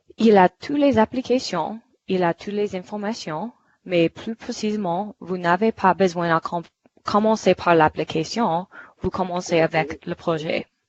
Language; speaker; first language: French; non-native, fluent; English